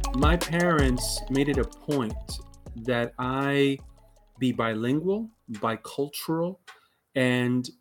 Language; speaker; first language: English; early bilingual, other home language; Spanish